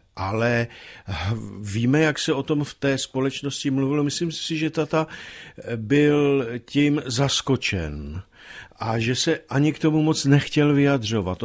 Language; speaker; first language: Czech; native; Czech